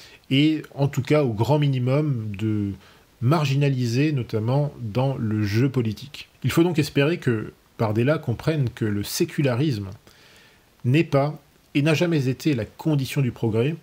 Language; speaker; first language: French; native; French